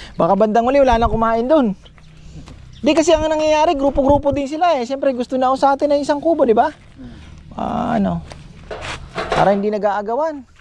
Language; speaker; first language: Filipino; native; Filipino